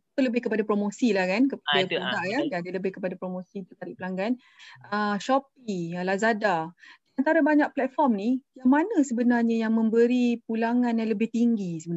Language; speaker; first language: Malay; native; Malay